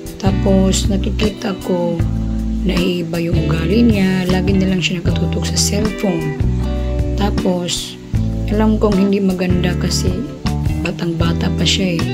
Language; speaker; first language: Filipino; non-native, local second language; Cebuano